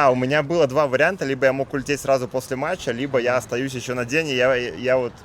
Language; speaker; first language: Russian; native; Russian